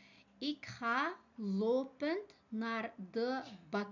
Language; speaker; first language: Dutch; non-native, fluent; Uyghur